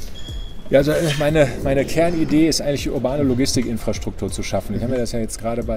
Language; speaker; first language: German; native; German